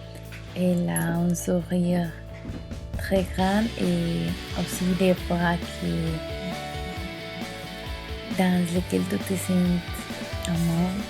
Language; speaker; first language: French; non-native, learner; Spanish